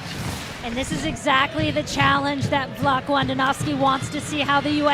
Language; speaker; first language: English; native; English